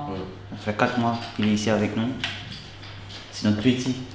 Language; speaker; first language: French; non-native, local second language; Haitian Creole